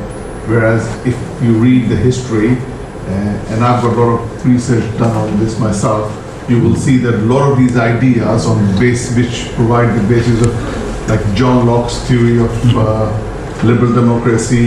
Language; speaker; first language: English; non-native, local second language; Punjabi